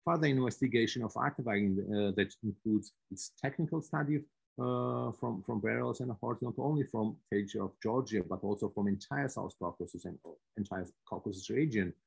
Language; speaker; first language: English; non-native, fluent; Georgian